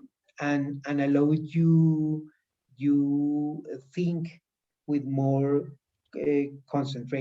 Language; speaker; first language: English; non-native, learner; Spanish